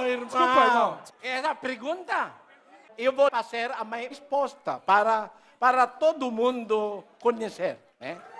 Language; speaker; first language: Portuguese; non-native, learner; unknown